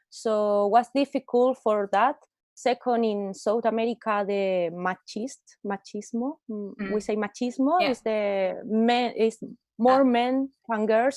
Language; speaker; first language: English; non-native, learner; Spanish